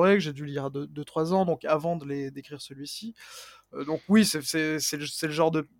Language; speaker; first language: French; native; French